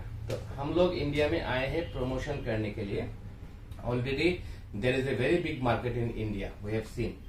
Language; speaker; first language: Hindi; non-native, learner; Bangla